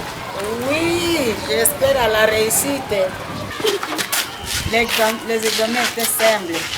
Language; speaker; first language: French; non-native, learner; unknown